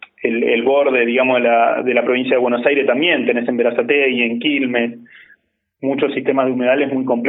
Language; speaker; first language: Spanish; native; Spanish